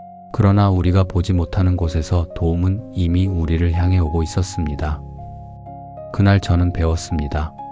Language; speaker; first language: Korean; native; Korean